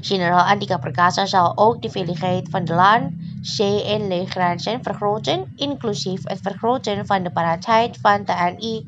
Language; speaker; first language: Dutch; non-native, fluent; Indonesian